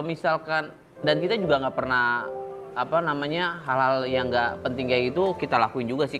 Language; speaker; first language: Indonesian; native; Indonesian